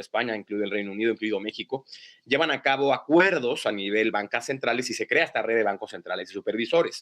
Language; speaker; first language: Spanish; native; Spanish